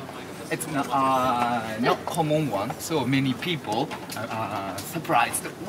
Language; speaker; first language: English; non-native, learner; Japanese